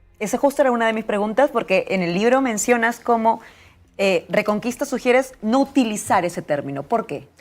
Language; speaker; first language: Spanish; native; Spanish